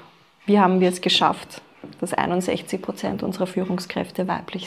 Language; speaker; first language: German; native; German